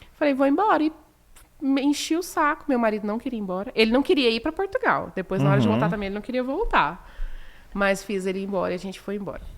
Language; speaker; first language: Portuguese; native; Portuguese